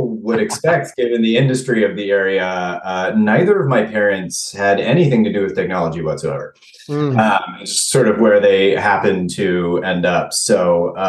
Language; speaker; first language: English; native; English